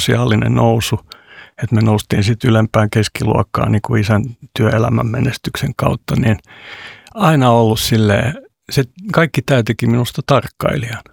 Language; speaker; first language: Finnish; non-native, local second language; Swedish